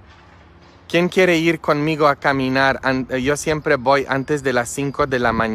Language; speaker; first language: Spanish; non-native, fluent; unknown